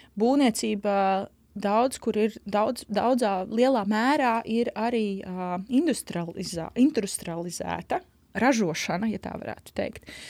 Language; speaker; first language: Latvian; native; Latvian